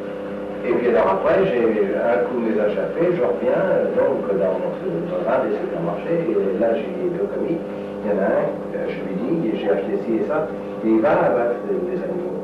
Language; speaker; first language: French; native; French